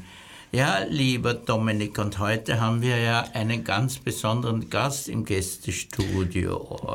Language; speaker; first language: German; native; German